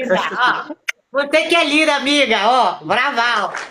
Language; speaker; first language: Portuguese; native; Portuguese